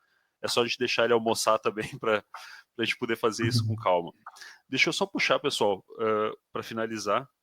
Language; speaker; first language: Portuguese; native; Portuguese